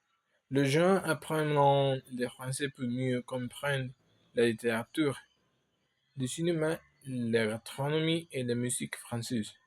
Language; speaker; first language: French; non-native, learner; Spanish